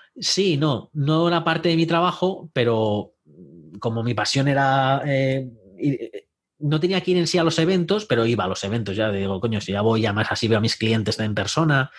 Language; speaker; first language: Spanish; native; Spanish